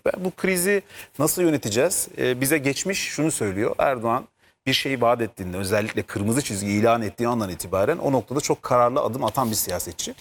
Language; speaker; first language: Turkish; native; Turkish